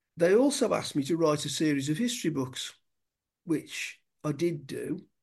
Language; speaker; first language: English; native; English